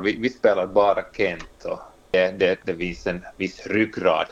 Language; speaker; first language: Swedish; non-native, local second language; Finnish